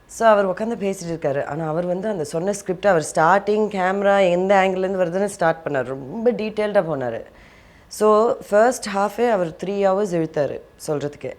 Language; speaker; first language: Tamil; early bilingual, heritage; Tamil